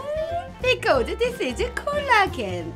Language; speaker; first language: English; non-native, learner; Korean